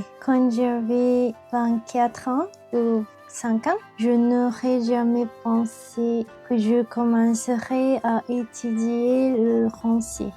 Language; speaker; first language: French; non-native, learner; Japanese